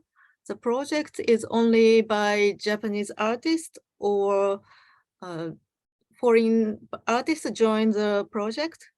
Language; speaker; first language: English; non-native, learner; Japanese